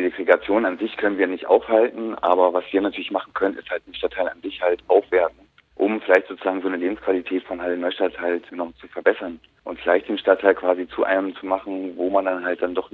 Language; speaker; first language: German; native; German